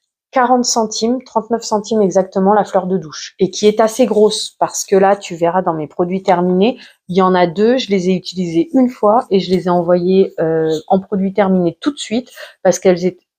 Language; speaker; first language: French; native; French